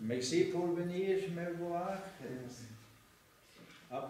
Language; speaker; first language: French; non-native, fluent; Norwegian